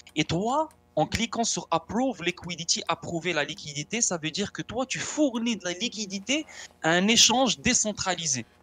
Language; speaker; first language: French; non-native, local second language; Arabic